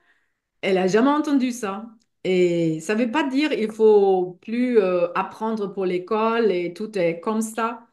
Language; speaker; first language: French; non-native, fluent; German